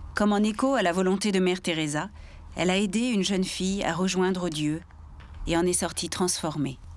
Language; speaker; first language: French; native; French